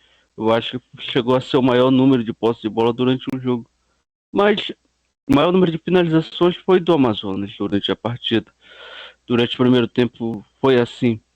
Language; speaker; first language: Portuguese; native; Portuguese